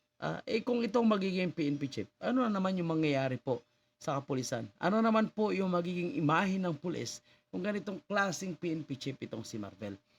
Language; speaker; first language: Filipino; non-native, local second language; Cebuano